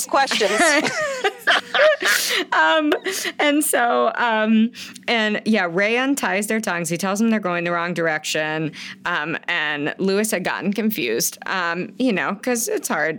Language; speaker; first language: English; native; English